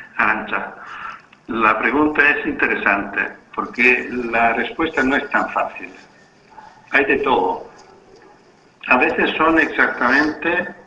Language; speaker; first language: Spanish; non-native, fluent; Italian